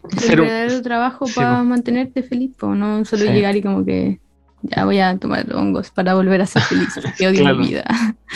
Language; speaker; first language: Spanish; native; Spanish